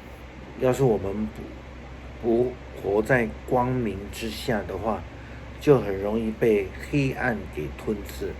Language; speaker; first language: Chinese; native; Chinese